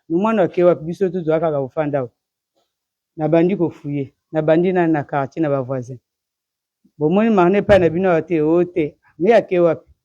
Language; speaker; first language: Lingala; native; Lingala